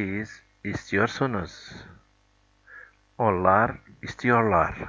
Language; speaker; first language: Turkish; non-native, fluent; French